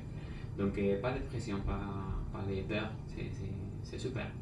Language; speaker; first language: French; non-native, fluent; Spanish